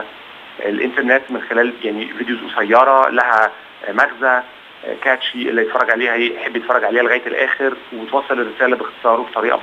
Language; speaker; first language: Arabic; native; Arabic